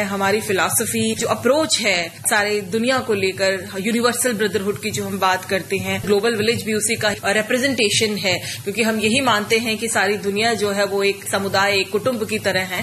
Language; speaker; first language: Hindi; native; Hindi